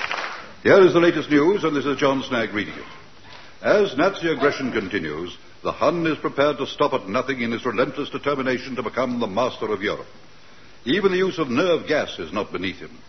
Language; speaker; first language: English; native; English